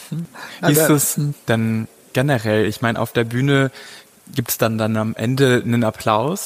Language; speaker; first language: German; native; German